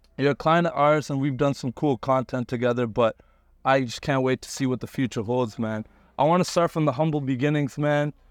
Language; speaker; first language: English; early bilingual, other home language; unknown